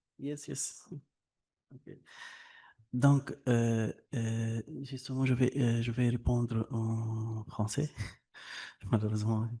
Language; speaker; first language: French; non-native, local second language; Arabic